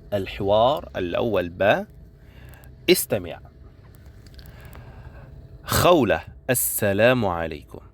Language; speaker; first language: Arabic; non-native, fluent; Indonesian